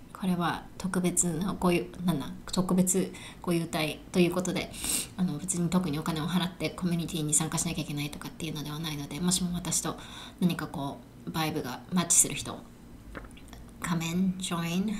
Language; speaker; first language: Japanese; native; Japanese